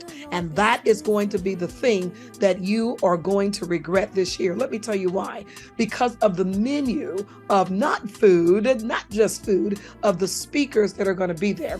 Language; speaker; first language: English; native; English